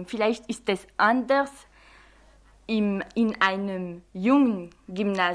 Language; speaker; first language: German; non-native, fluent; French